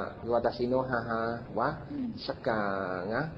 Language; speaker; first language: Japanese; non-native, learner; Vietnamese